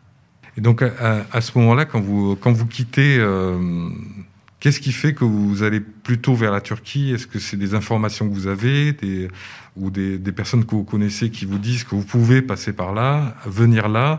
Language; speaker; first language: French; native; French